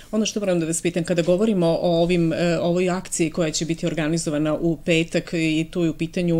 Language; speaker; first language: Serbian; native; Serbian